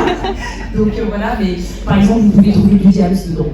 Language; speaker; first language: French; native; French